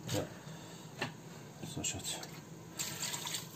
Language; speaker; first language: German; non-native, learner; Turkish